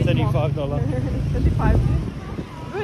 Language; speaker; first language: English; non-native, learner; Russian